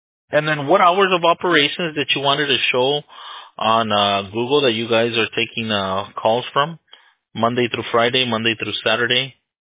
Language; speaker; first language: English; early bilingual, other home language; Spanish